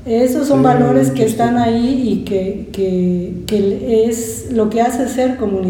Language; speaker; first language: Spanish; native; Spanish